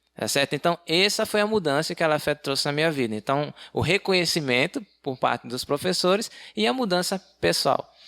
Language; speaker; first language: Portuguese; native; Portuguese